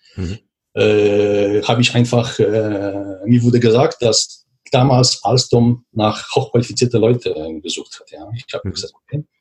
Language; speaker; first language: German; non-native, learner; Polish